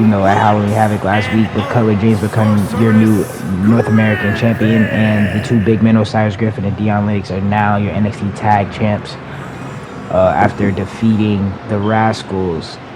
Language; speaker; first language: English; native; English